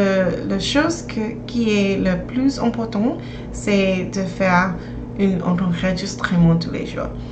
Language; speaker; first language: French; non-native, learner; English